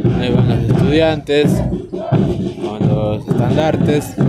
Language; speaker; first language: Spanish; native; Spanish